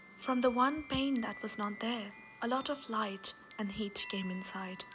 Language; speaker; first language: English; non-native, local second language; Hindi